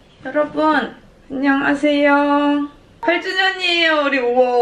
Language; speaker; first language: Korean; early bilingual, heritage; Korean